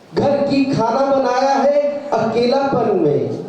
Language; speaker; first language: Hindi; non-native, local second language; Bangla